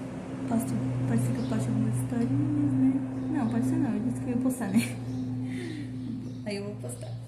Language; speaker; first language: Portuguese; native; Portuguese